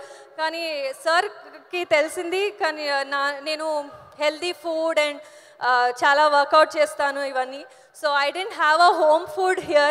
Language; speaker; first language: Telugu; non-native, learner; Kannada